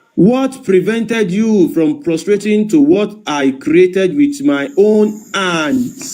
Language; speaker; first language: English; non-native, local second language; Yoruba